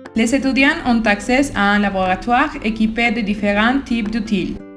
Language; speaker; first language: French; non-native, learner; Spanish